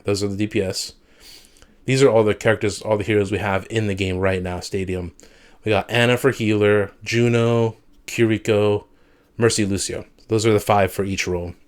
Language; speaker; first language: English; native; English